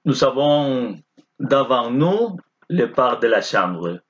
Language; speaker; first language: French; non-native, fluent; Spanish